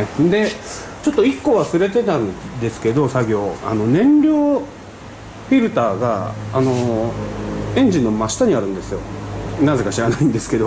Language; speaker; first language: Japanese; native; Japanese